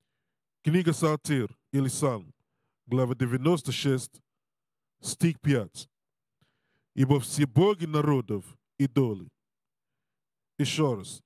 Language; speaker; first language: Russian; non-native, learner; Portuguese